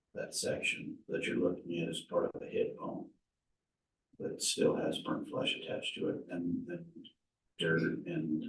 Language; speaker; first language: English; native; English